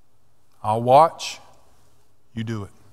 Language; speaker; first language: English; native; English